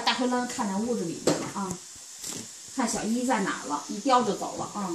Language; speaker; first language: Chinese; native; Chinese